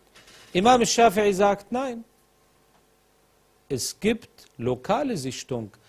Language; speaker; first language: German; non-native, fluent; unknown